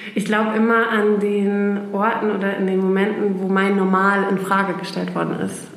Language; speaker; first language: German; native; German